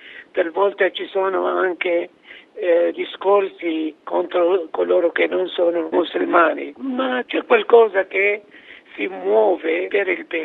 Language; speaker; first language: Italian; non-native, fluent; Arabic